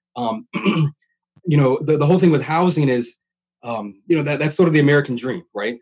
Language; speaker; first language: English; native; English